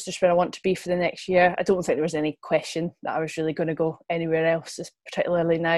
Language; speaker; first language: English; native; English